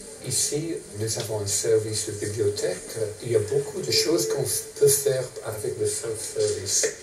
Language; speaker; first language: French; non-native, fluent; English